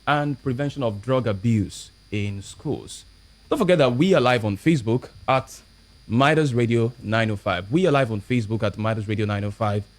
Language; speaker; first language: English; non-native, local second language; Yoruba